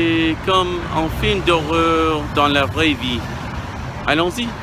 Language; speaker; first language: French; non-native, learner; English